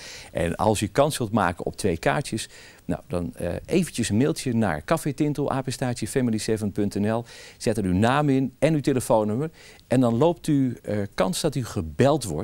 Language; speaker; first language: Dutch; native; Dutch